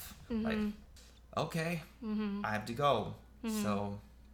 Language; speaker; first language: English; non-native, fluent; Korean